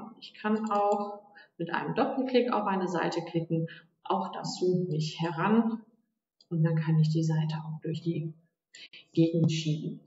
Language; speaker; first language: German; native; German